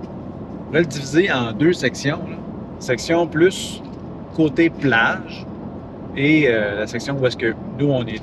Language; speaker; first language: French; native; French